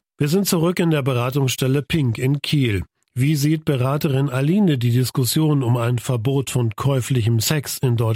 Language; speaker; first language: German; native; German